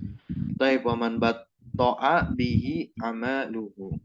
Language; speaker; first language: Arabic; non-native, fluent; Indonesian